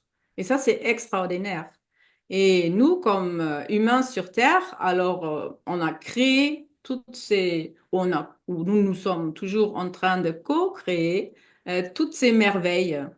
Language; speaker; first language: French; non-native, fluent; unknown